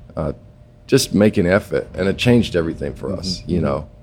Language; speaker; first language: English; native; English